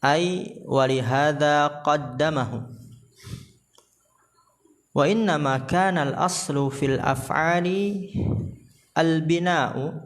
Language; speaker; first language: Arabic; non-native, fluent; Indonesian